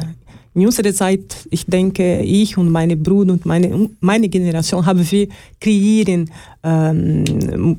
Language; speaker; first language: German; non-native, learner; Portuguese